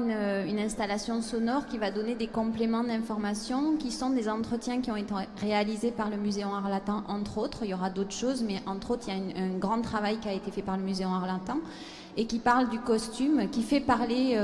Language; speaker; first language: French; native; French